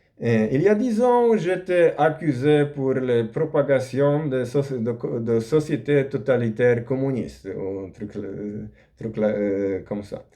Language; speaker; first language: French; non-native, learner; Polish